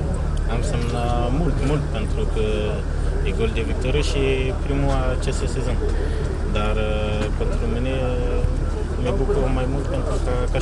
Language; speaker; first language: Romanian; non-native, learner; French